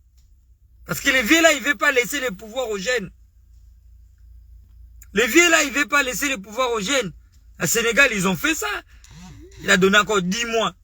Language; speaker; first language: French; non-native, local second language; Lingala